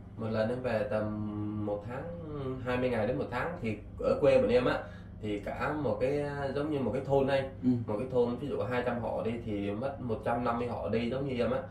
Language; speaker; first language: Vietnamese; native; Vietnamese